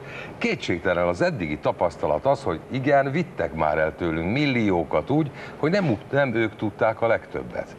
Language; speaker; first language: Hungarian; native; Hungarian